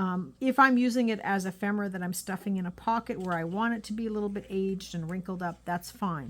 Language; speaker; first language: English; native; English